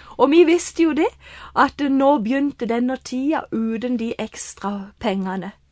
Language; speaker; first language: Norwegian; native; Norwegian